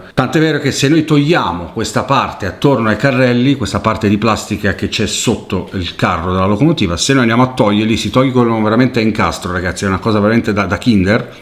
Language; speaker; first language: Italian; native; Italian